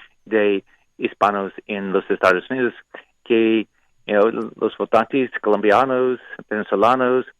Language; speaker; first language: Spanish; non-native, learner; English